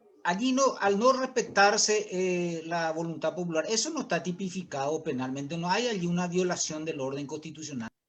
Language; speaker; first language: Spanish; native; Spanish